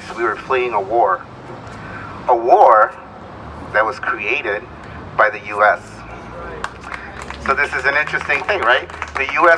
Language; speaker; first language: English; early bilingual, other home language; Spanish